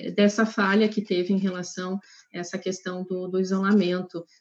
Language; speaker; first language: Portuguese; native; Portuguese